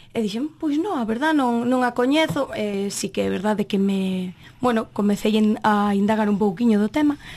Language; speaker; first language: Galician; native; Galician